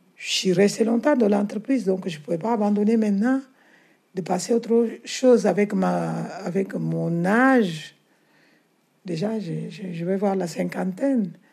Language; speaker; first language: French; non-native, learner; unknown